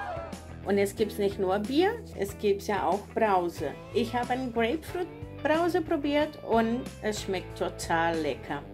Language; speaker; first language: German; non-native, learner; Portuguese